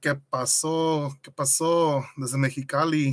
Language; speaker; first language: Spanish; early bilingual, other home language; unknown